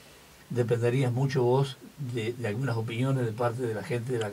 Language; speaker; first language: Spanish; native; Spanish